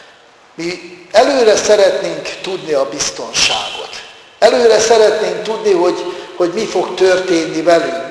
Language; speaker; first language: Hungarian; native; Hungarian